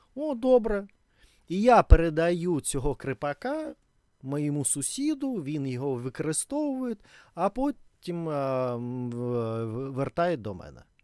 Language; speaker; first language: Ukrainian; non-native, learner; Russian